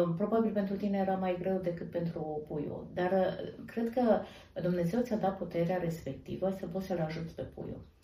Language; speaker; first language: Romanian; native; Romanian